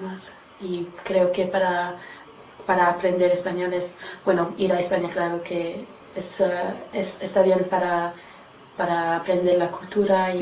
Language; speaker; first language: Spanish; non-native, learner; English